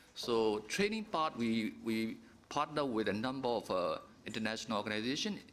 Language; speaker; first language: English; non-native, fluent; Burmese